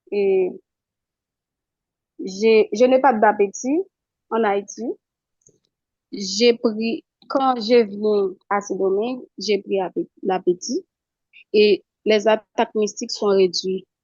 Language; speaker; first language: French; non-native, local second language; Haitian Creole